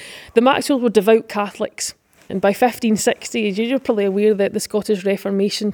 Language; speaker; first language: English; native; English